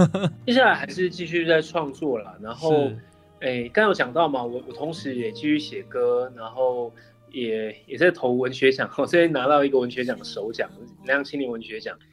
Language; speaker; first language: Chinese; non-native, local second language; Min Nan Chinese